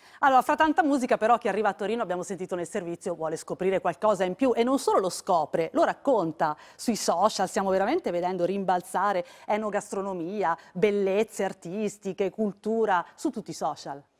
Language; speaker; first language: Italian; native; Italian